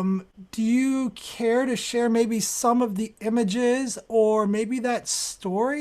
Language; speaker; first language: English; native; English